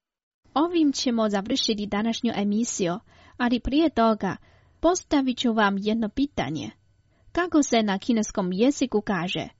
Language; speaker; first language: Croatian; non-native, fluent; Chinese